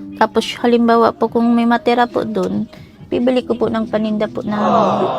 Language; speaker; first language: Filipino; non-native, local second language; Cebuano